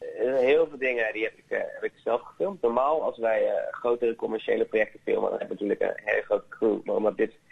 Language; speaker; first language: Dutch; native; Dutch